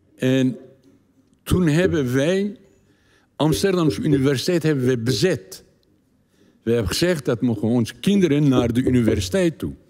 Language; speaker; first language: Dutch; non-native, learner; Turkish